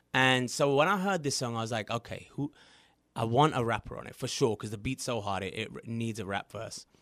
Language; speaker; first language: English; native; English